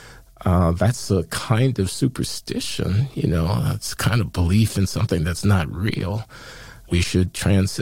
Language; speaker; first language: English; native; English